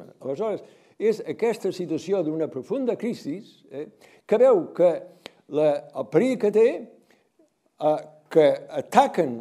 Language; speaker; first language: Catalan; native; Catalan